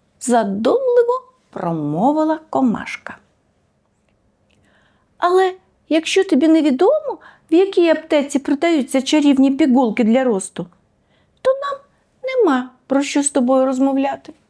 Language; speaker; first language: Ukrainian; native; Ukrainian